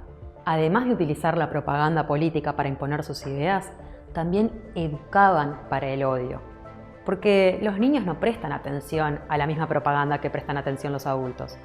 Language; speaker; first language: Spanish; native; Spanish